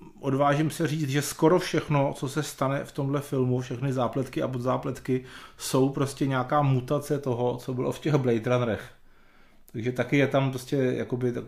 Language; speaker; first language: Czech; native; Czech